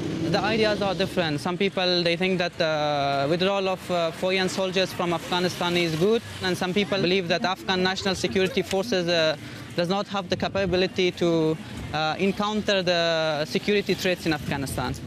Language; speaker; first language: English; non-native, fluent; Persian